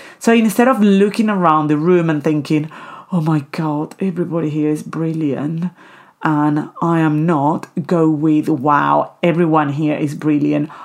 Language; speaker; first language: English; non-native, fluent; Spanish